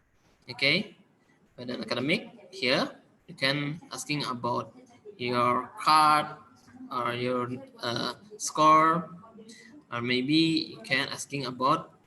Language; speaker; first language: English; non-native, learner; Indonesian